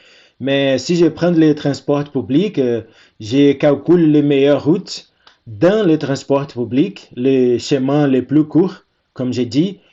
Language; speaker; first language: French; non-native, fluent; Portuguese